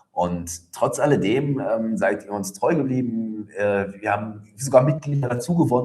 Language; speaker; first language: German; native; German